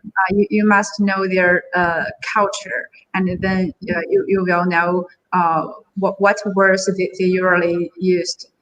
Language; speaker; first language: English; non-native, learner; Chinese